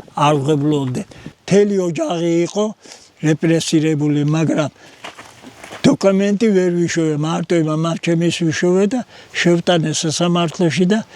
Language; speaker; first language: Georgian; native; Georgian